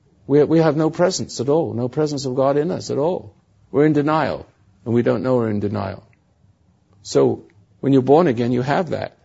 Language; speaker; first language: English; native; English